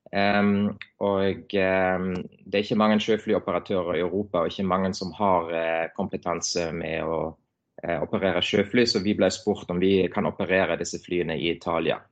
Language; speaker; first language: Norwegian; non-native, fluent; German